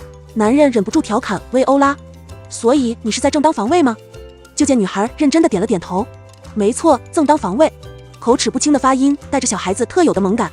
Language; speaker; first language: Chinese; native; Chinese